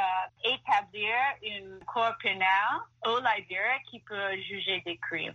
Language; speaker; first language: French; non-native, fluent; English